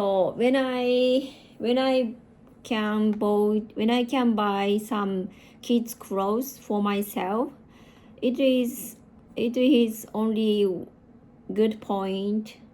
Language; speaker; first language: English; non-native, learner; Japanese